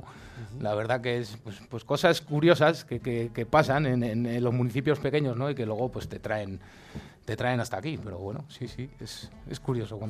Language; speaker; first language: Spanish; native; Spanish